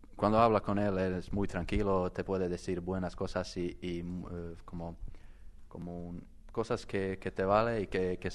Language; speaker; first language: Spanish; non-native, learner; Croatian